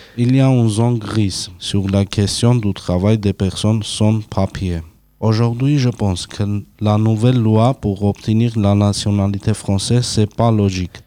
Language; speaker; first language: French; non-native, learner; Armenian